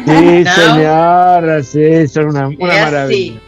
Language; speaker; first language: Portuguese; non-native, fluent; Spanish